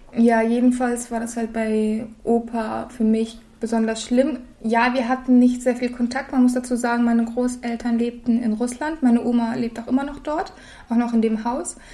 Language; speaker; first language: German; early bilingual, other home language; Russian